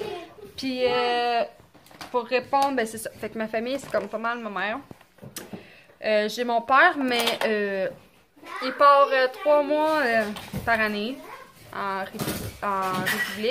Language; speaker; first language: French; native; French